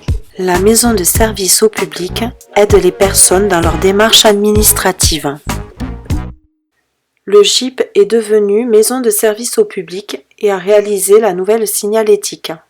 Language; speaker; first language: French; native; French